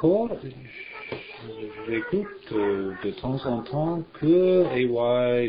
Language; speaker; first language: French; non-native, learner; English